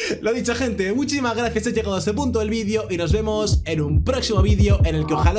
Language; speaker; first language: Spanish; native; Spanish